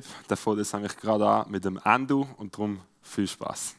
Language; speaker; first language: German; native; German